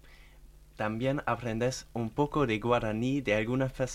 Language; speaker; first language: Spanish; non-native, fluent; German